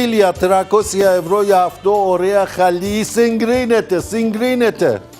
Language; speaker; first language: Greek; non-native, learner; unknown